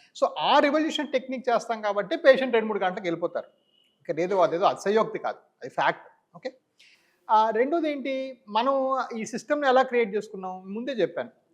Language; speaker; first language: Telugu; native; Telugu